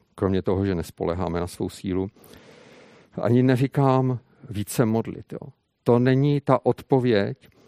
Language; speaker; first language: Czech; native; Czech